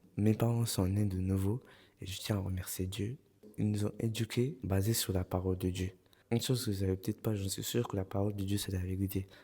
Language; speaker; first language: French; early bilingual, other home language; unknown